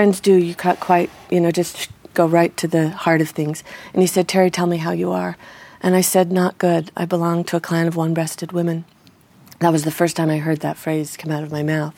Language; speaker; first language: English; native; English